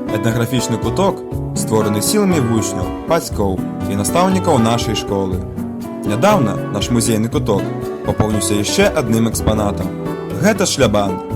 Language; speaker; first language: Belarusian; native; Belarusian